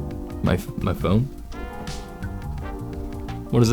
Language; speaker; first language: English; native; English